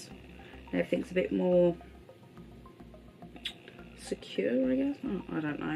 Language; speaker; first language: English; native; English